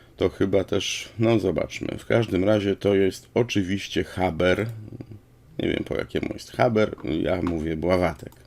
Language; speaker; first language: Polish; native; Polish